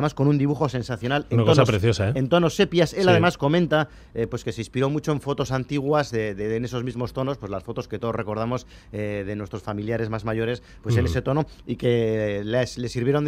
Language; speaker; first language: Spanish; native; Spanish